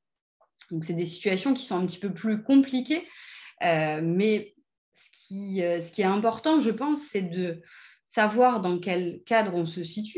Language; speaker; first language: French; native; French